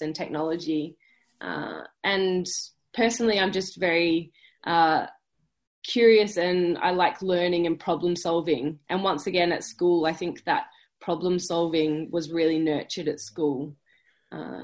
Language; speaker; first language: English; native; English